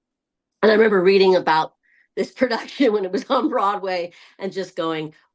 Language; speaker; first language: English; native; English